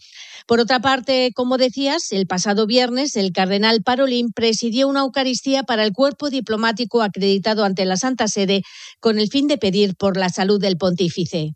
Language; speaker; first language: Spanish; native; Spanish